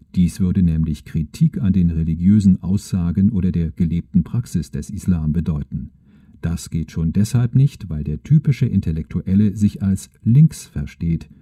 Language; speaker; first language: German; native; German